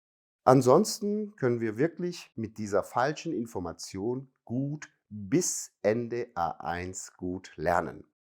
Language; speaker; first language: German; non-native, fluent; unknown